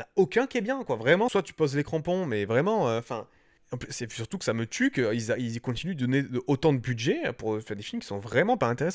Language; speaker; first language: French; native; French